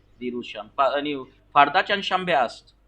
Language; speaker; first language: Persian; non-native, fluent; Urdu